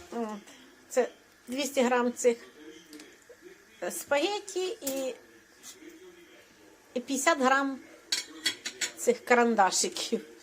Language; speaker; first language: Ukrainian; native; Ukrainian